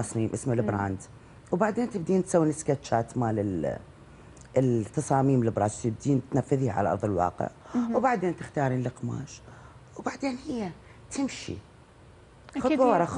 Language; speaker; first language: Arabic; native; Arabic